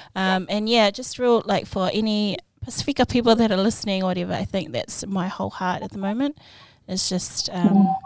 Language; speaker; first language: English; native; English